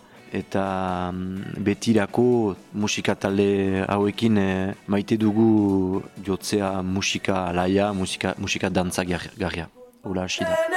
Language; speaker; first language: Basque; non-native, learner; French